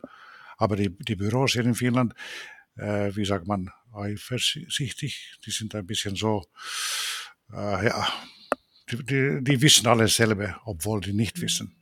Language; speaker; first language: German; non-native, fluent; Finnish